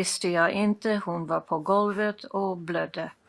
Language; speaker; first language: Swedish; non-native, fluent; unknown